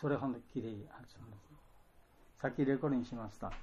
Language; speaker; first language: Japanese; non-native, fluent; Bangla